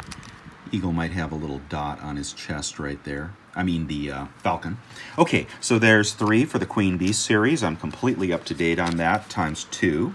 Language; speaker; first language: English; native; English